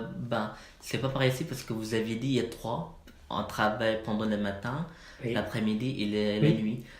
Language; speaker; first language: French; non-native, learner; Malay